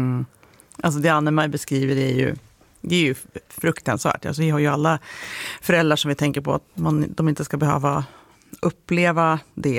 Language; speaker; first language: Swedish; native; Swedish